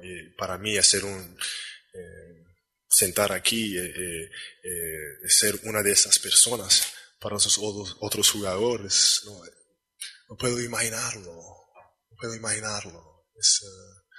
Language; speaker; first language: Spanish; non-native, learner; English